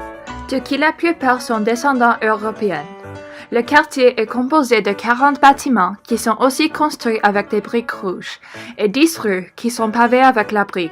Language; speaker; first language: French; non-native, local second language; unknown